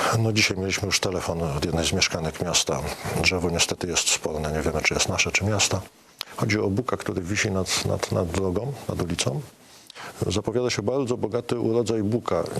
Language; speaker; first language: Polish; native; Polish